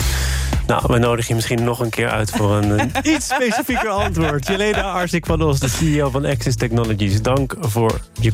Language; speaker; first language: Dutch; native; Dutch